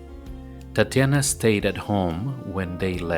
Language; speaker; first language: English; non-native, fluent; Spanish